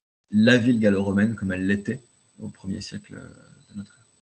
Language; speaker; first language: French; native; French